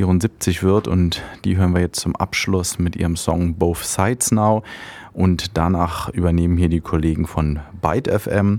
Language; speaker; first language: German; native; German